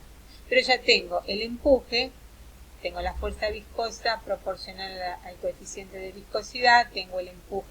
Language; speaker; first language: Spanish; native; Spanish